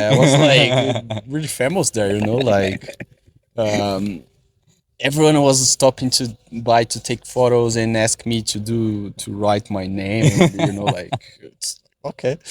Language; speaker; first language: English; non-native, fluent; Portuguese